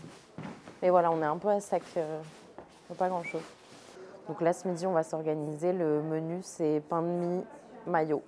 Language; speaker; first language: French; native; French